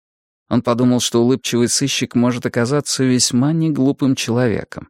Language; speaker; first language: Russian; native; Russian